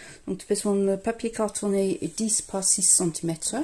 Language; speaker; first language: French; non-native, fluent; English